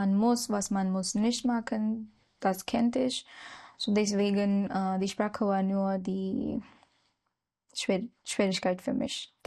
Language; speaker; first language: German; non-native, learner; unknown